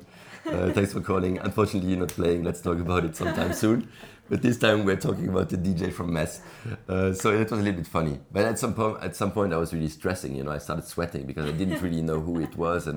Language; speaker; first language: English; non-native, fluent; French